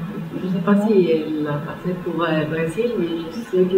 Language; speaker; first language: French; non-native, fluent; Spanish